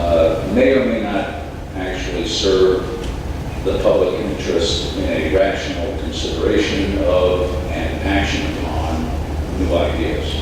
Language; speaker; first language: English; native; English